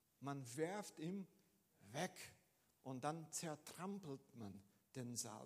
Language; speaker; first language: German; non-native, fluent; Portuguese